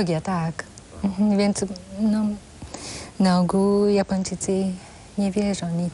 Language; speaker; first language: Polish; non-native, fluent; Japanese